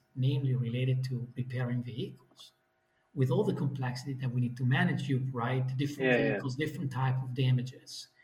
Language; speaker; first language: English; non-native, fluent; Italian